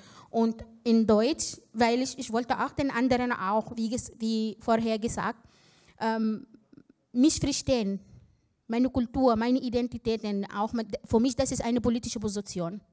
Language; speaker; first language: German; non-native, fluent; Arabic